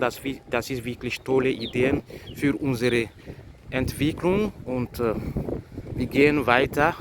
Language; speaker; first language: German; non-native, fluent; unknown